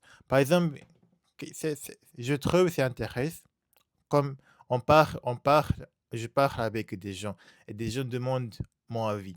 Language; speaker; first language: French; non-native, learner; Japanese